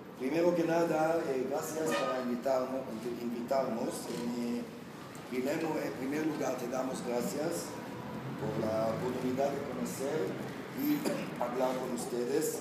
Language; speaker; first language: Spanish; non-native, fluent; Hebrew